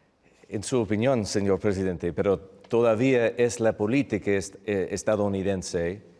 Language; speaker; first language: Spanish; non-native, fluent; English